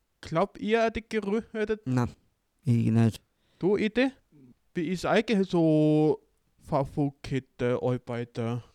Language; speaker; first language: German; non-native, learner; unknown